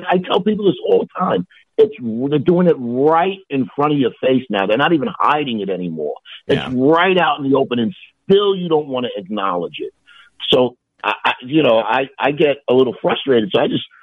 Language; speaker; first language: English; native; English